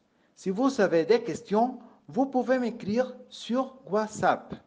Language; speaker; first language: French; non-native, fluent; Spanish